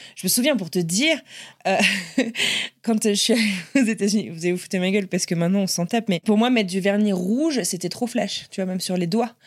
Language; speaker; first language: French; native; French